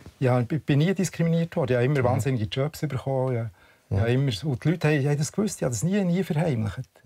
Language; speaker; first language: German; native; German